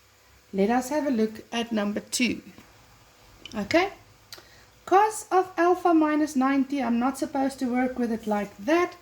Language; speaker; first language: English; non-native, local second language; Afrikaans